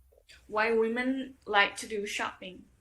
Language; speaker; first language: English; non-native, fluent; Vietnamese